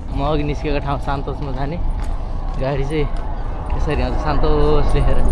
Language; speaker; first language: Nepali; native; Nepali